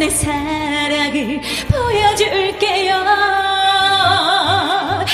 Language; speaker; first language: Korean; native; Korean